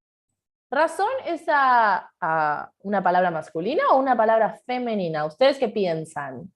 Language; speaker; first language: Spanish; non-native, fluent; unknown